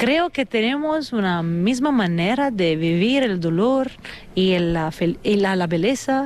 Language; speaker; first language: Spanish; non-native, fluent; Italian